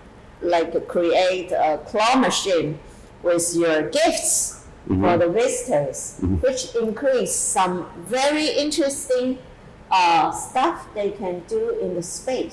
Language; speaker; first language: English; non-native, fluent; Chinese